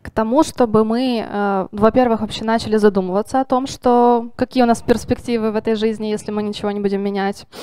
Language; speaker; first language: Russian; native; Russian